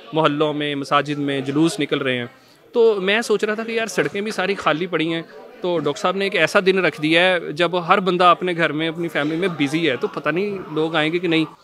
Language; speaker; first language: Urdu; non-native, local second language; Punjabi